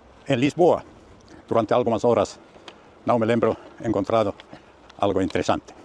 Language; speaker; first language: Portuguese; non-native, learner; Finnish